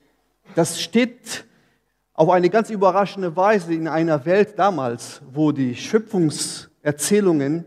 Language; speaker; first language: German; non-native, fluent; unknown